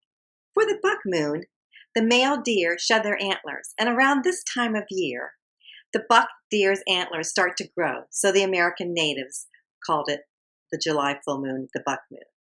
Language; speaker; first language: English; native; English